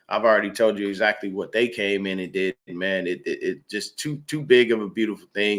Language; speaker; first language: English; native; English